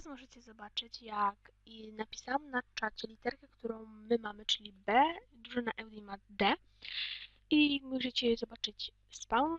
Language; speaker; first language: Polish; native; Polish